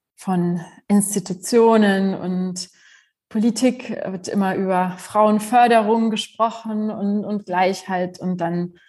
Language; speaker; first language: German; native; German